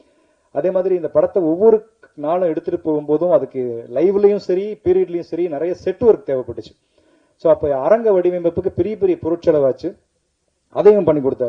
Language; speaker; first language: Tamil; native; Tamil